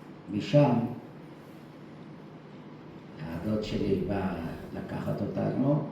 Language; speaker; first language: Hebrew; early bilingual, other home language; Dutch